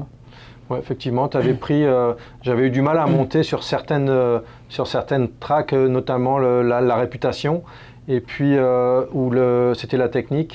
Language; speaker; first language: French; native; French